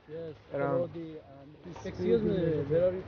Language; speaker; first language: English; non-native, learner; Persian